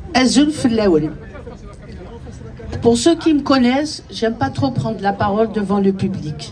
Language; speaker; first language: French; non-native, local second language; Kabyle